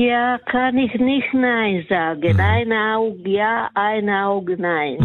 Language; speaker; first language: German; non-native, fluent; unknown